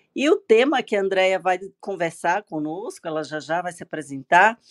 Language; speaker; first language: Portuguese; native; Portuguese